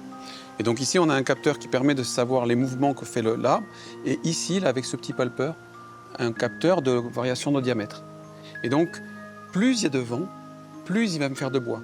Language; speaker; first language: French; native; French